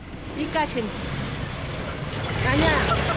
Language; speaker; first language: Korean; native; Korean